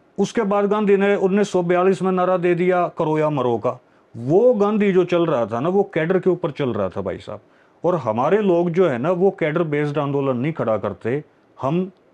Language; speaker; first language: Hindi; native; Hindi